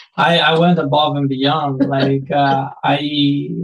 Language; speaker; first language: English; non-native, fluent; Spanish